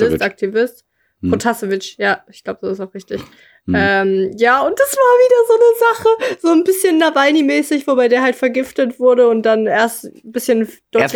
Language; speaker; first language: German; native; German